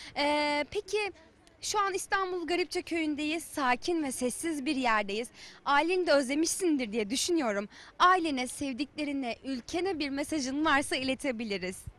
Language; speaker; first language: Turkish; native; Turkish